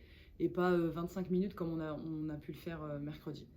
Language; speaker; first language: French; native; French